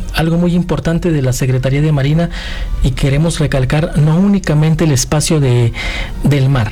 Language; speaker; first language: Spanish; native; Spanish